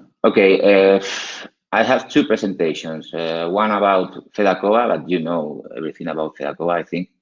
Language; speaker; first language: English; non-native, learner; Spanish